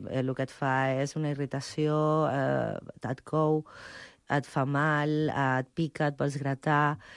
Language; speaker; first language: Catalan; non-native, local second language; Spanish